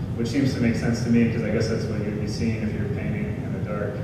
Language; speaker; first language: English; native; English